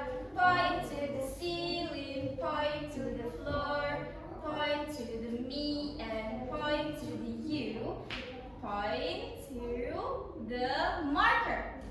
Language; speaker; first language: English; non-native, learner; Indonesian